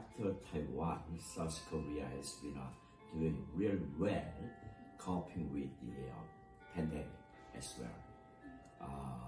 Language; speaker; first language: English; non-native, fluent; Korean